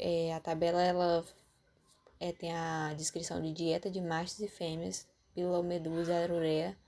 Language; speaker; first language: Portuguese; native; Portuguese